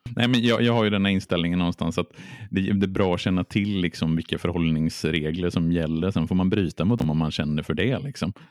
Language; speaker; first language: Swedish; native; Swedish